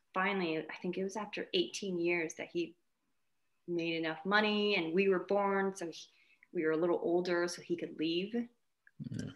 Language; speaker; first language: English; native; English